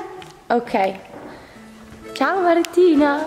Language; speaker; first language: Italian; native; Italian